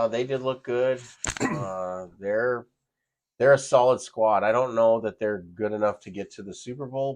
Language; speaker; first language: English; native; English